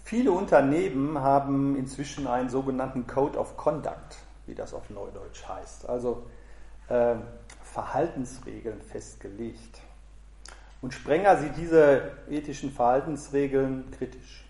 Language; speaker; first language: German; native; German